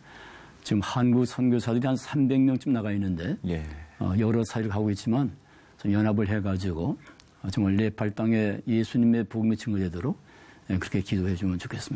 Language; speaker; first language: Korean; native; Korean